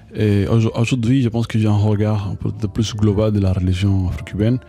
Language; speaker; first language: French; non-native, fluent; Spanish